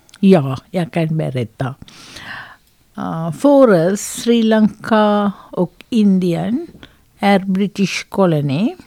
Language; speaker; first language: Swedish; non-native, learner; Tamil